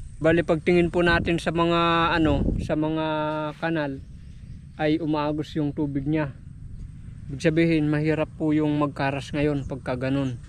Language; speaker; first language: Filipino; non-native, local second language; Iloko